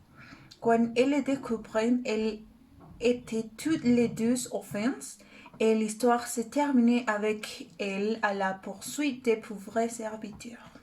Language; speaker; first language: French; non-native, learner; Spanish